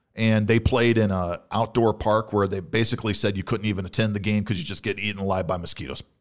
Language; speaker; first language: English; native; English